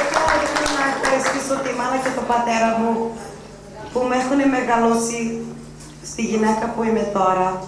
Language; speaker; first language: Greek; early bilingual, heritage; Greek